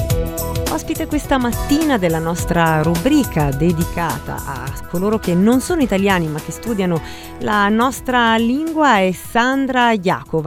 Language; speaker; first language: Italian; native; Italian